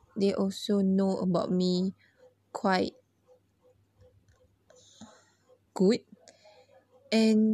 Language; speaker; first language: English; non-native, learner; Malay